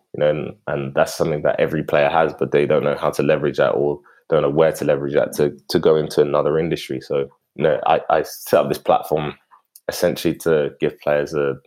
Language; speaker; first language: English; native; English